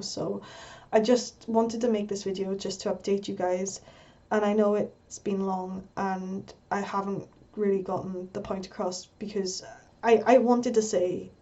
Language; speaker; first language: English; native; English